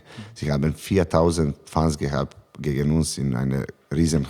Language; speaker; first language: German; non-native, learner; Serbian